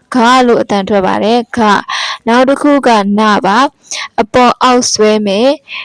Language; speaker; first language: Burmese; native; Burmese